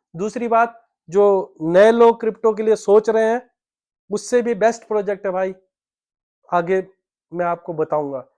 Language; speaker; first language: Hindi; native; Hindi